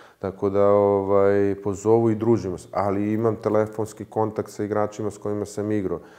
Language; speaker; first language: Serbian; native; Serbian